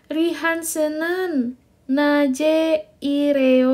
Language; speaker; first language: Korean; non-native, learner; Indonesian